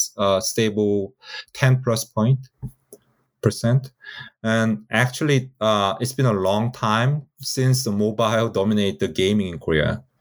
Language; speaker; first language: English; non-native, fluent; Korean